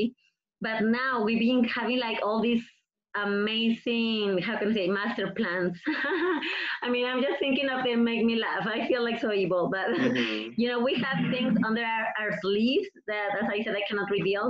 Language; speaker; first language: English; non-native, fluent; Spanish